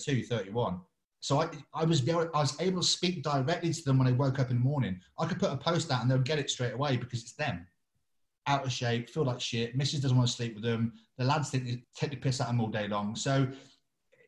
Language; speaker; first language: English; native; English